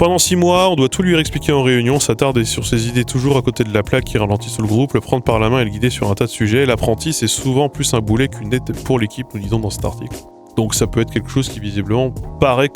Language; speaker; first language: French; native; French